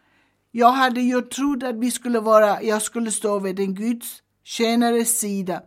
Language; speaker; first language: Swedish; early bilingual, heritage; Swedish